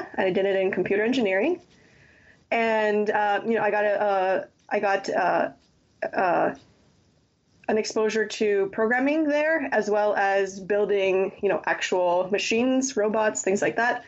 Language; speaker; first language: English; native; English